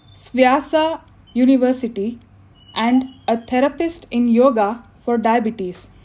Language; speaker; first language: English; non-native, local second language; Kannada